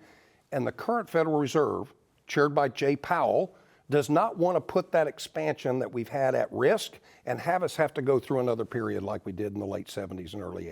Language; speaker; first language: English; native; English